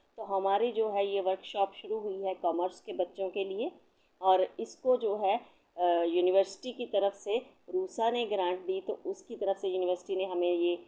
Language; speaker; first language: Hindi; non-native, local second language; Punjabi